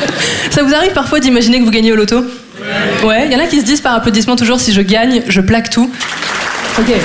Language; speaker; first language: French; native; French